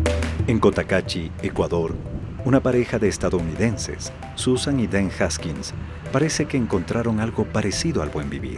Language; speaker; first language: Spanish; native; Spanish